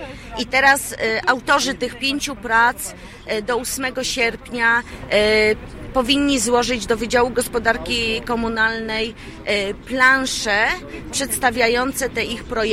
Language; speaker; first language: Polish; native; Polish